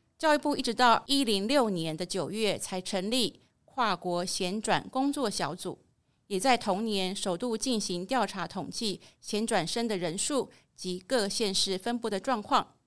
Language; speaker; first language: Chinese; native; Chinese